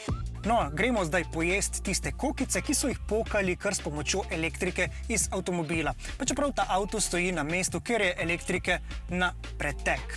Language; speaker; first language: Slovenian; native; Slovenian